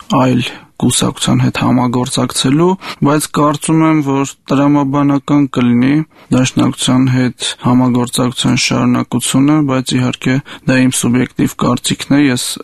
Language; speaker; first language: Armenian; native; Armenian